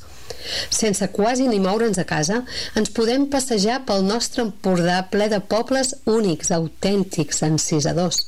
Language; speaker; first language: Catalan; native; Catalan